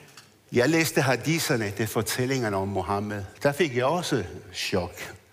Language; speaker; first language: Danish; early bilingual, other home language; Arabic